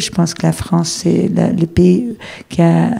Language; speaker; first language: French; non-native, fluent; Portuguese